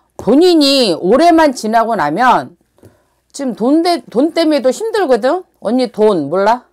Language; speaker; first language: Korean; native; Korean